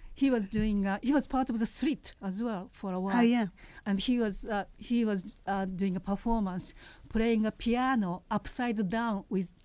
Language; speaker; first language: English; non-native, fluent; Japanese